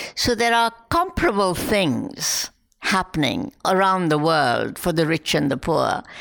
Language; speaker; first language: English; non-native, local second language; Hindi